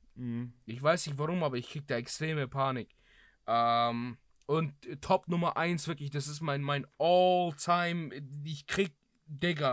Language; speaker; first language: German; early bilingual, other home language; Greek